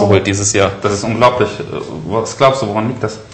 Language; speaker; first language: German; native; German